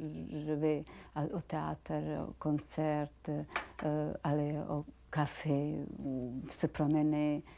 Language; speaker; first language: French; non-native, learner; Bosnian